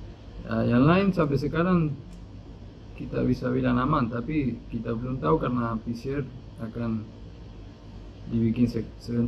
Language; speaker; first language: Indonesian; non-native, fluent; Spanish